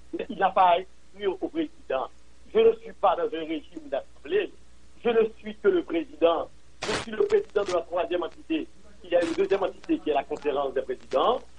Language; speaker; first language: French; non-native, local second language; Haitian Creole